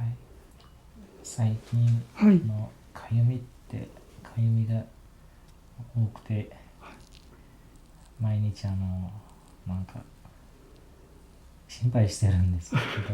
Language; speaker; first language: Japanese; non-native, learner; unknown